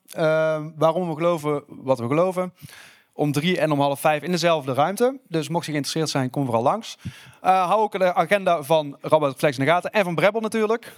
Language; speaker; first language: Dutch; native; Dutch